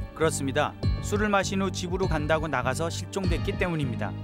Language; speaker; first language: Korean; native; Korean